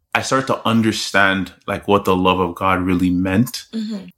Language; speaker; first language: English; non-native, local second language; Yoruba